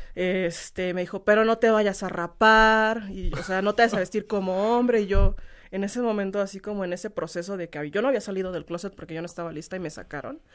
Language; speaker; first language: Spanish; native; Spanish